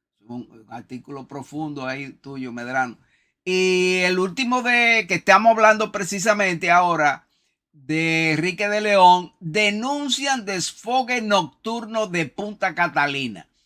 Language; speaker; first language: Spanish; native; Spanish